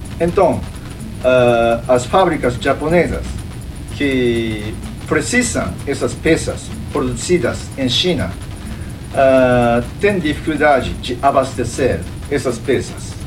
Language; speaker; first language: Portuguese; non-native, fluent; Japanese